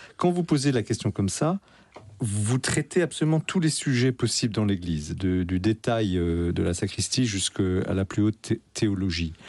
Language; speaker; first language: French; native; French